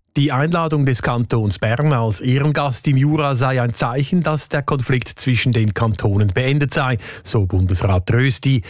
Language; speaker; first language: German; native; German